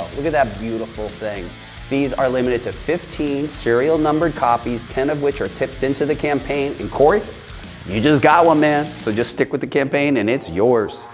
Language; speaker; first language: English; native; English